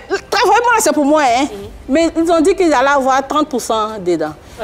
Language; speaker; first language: French; non-native, local second language; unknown